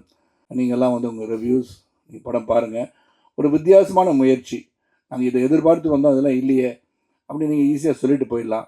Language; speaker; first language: Tamil; native; Tamil